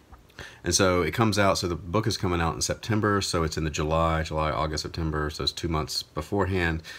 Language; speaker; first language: English; native; English